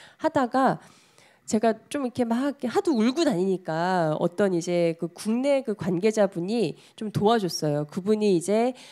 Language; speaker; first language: Korean; native; Korean